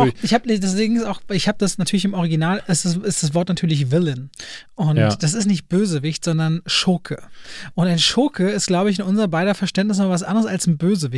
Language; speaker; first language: German; native; German